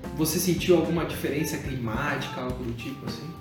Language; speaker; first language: Portuguese; native; Portuguese